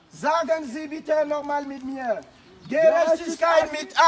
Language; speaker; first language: German; non-native, fluent; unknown